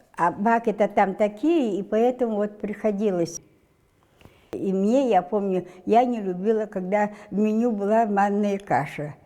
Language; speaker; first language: Russian; non-native, local second language; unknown